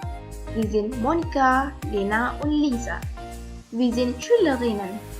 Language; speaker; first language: German; non-native, fluent; Indonesian